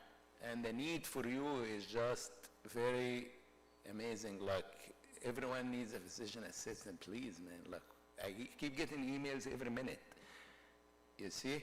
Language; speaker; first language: English; non-native, fluent; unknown